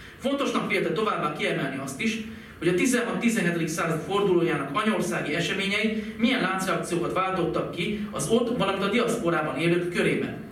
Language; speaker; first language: Hungarian; native; Hungarian